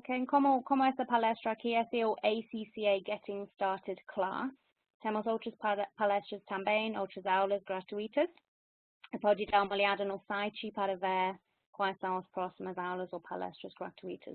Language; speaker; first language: Portuguese; non-native, fluent; English